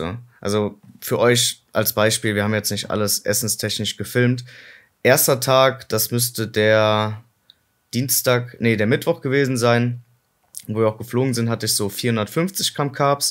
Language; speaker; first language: German; native; German